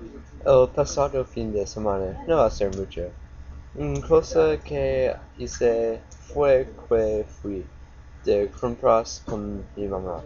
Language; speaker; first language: Spanish; non-native, learner; English